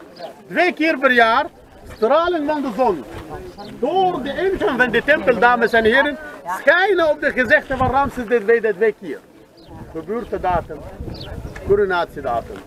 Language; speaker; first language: Dutch; non-native, learner; Arabic